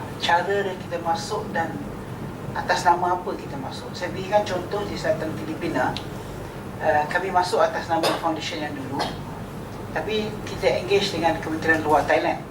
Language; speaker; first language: Malay; native; Malay